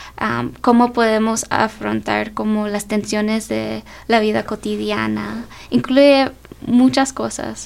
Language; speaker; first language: Spanish; early bilingual, heritage; Spanish